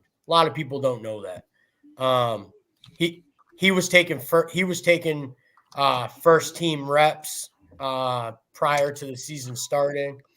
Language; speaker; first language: English; native; English